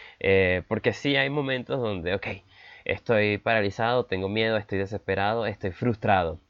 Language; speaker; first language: Spanish; native; Spanish